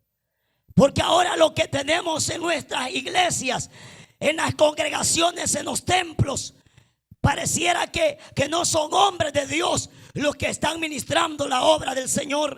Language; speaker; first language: Spanish; native; Spanish